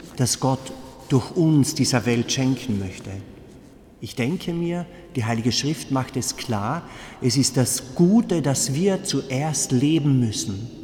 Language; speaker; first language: German; native; German